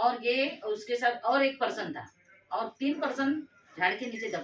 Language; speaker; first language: Hindi; non-native, local second language; Marathi